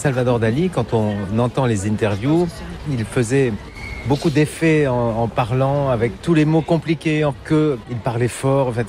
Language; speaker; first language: French; native; French